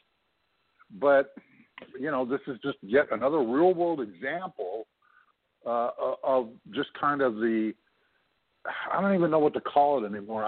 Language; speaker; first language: English; native; English